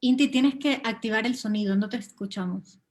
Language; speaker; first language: Spanish; native; Spanish